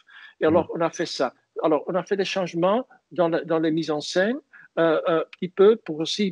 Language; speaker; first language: French; non-native, fluent; Dutch